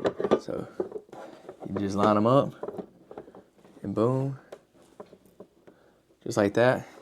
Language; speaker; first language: English; native; English